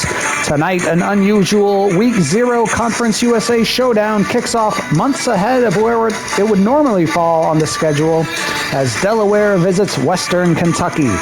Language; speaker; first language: English; native; English